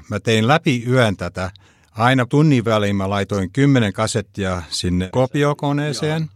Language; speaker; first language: Finnish; early bilingual, heritage; Finnish